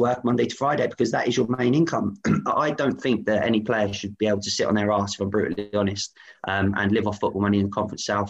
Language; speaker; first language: English; native; English